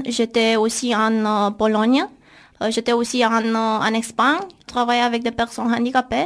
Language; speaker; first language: French; non-native, learner; Romanian